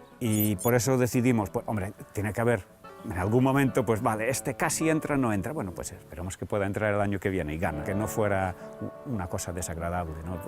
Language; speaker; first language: Spanish; early bilingual, other home language; English